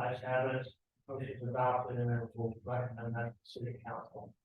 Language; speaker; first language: English; native; English